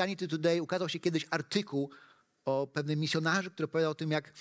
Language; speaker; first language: Polish; native; Polish